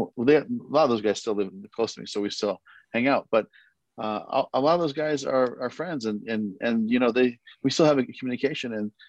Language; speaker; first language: English; early bilingual, other home language; Korean